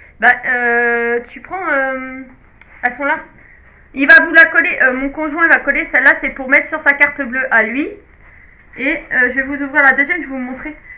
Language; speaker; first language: French; native; French